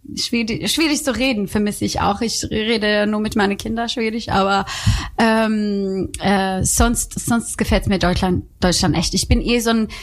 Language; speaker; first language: German; non-native, fluent; Swedish